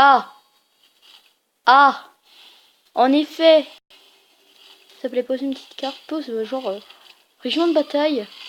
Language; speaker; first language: French; native; French